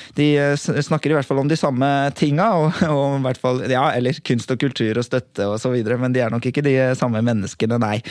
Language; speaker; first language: Norwegian; native; Norwegian